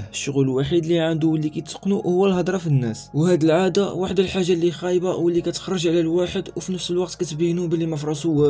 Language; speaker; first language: Arabic; native; Arabic